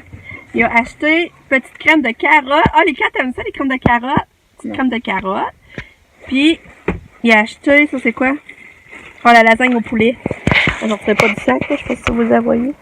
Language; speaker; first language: French; native; French